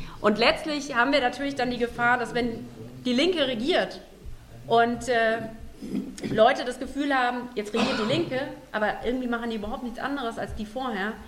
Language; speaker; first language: German; native; German